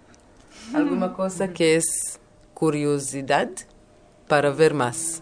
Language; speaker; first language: Spanish; non-native, learner; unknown